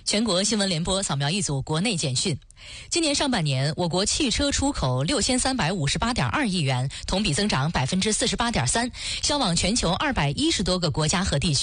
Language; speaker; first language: Chinese; native; Chinese